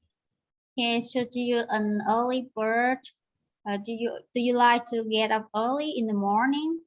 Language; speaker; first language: English; non-native, learner; Vietnamese